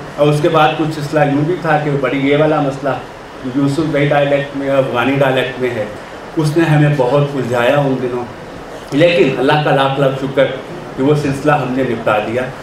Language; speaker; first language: Urdu; non-native, local second language; Punjabi